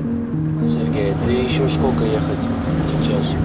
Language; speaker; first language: Russian; non-native, learner; Dutch